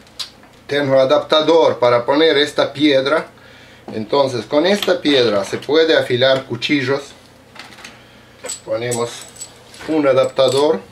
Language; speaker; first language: Spanish; non-native, learner; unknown